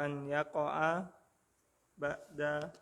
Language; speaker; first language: Arabic; non-native, learner; Indonesian